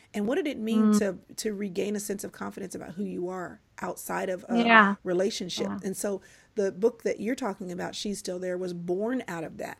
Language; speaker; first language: English; native; English